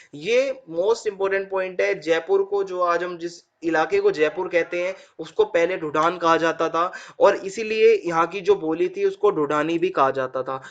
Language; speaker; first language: Hindi; native; Hindi